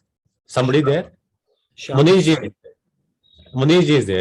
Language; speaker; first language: English; non-native, local second language; Hindi